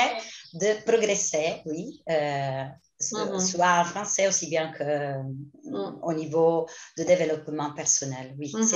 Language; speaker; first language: French; non-native, fluent; Italian